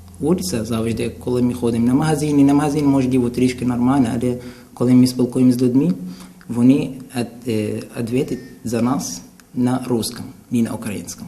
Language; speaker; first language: Ukrainian; non-native, learner; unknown